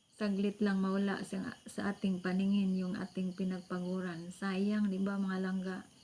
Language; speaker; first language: Filipino; non-native, local second language; Cebuano